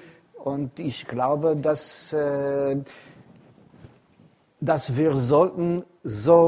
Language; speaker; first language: German; non-native, fluent; English